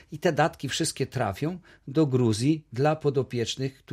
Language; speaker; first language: Polish; native; Polish